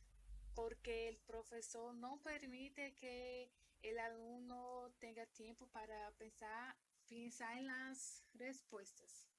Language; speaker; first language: Spanish; non-native, learner; Portuguese